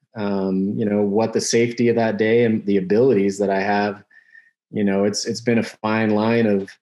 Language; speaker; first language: English; native; English